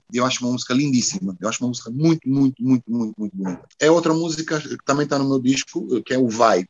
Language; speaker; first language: Portuguese; native; Portuguese